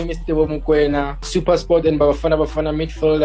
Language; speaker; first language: English; non-native, local second language; Southern Sotho